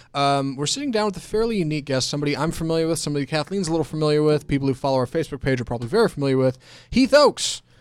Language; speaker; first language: English; native; English